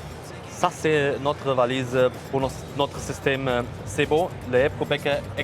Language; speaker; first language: French; non-native, learner; German